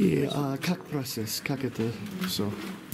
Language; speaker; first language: Russian; non-native, learner; English